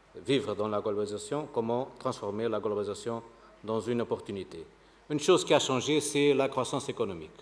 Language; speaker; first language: French; non-native, fluent; Portuguese